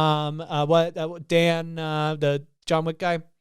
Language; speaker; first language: English; native; English